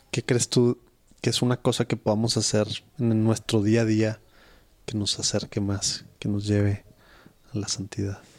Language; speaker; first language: Spanish; native; Spanish